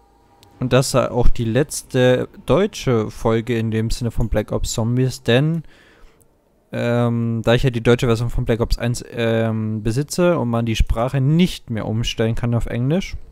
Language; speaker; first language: German; native; German